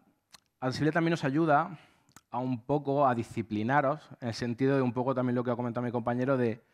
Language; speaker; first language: Spanish; native; Spanish